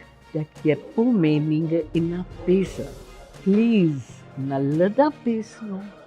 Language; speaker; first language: Tamil; non-native, learner; Hindi